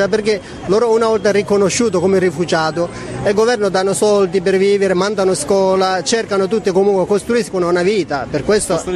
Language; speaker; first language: Italian; non-native, fluent; Tibetan